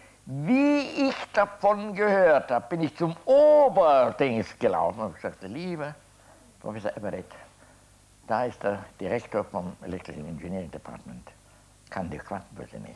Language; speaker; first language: German; native; German